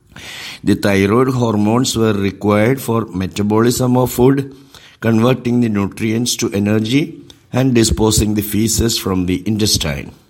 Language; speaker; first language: English; non-native, local second language; Malayalam